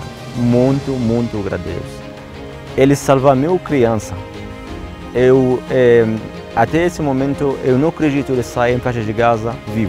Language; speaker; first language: Portuguese; non-native, learner; Arabic